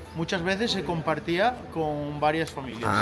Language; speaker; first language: Spanish; native; Spanish